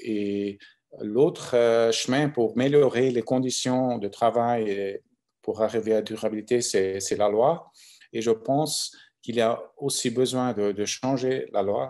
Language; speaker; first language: French; non-native, local second language; German